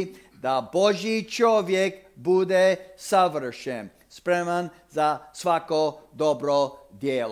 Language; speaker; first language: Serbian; non-native, fluent; English